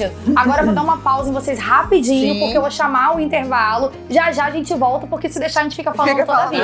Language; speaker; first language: Portuguese; native; Portuguese